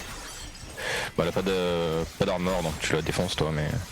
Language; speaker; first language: French; native; French